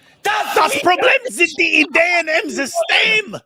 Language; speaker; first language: German; non-native, learner; English